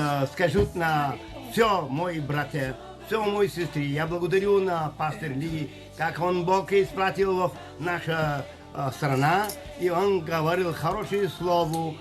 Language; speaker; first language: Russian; non-native, learner; Bulgarian